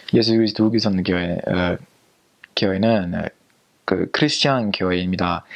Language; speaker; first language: Korean; non-native, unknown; English